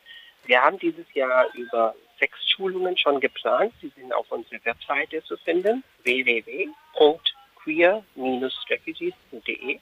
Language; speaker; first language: German; non-native, fluent; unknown